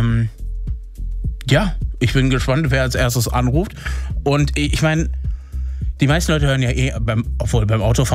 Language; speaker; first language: German; native; German